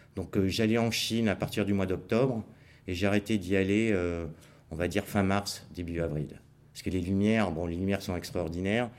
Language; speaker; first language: French; native; French